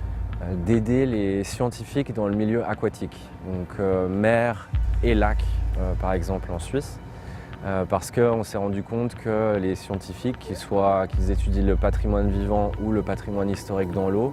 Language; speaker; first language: French; native; French